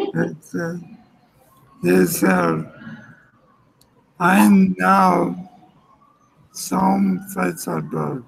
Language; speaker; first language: English; non-native, learner; Spanish